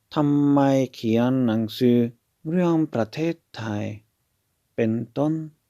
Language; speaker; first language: Thai; non-native, fluent; Hungarian